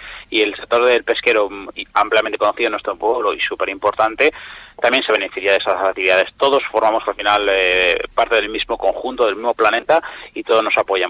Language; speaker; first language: Spanish; native; Spanish